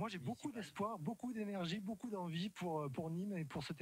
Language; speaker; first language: French; native; French